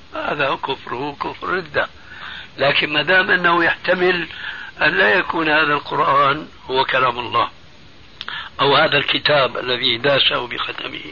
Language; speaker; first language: Arabic; early bilingual, other home language; Albanian